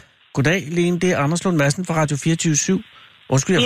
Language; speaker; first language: Danish; native; Danish